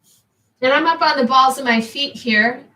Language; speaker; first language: English; native; English